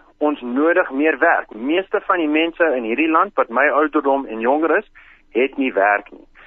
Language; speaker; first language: Afrikaans; non-native, local second language; English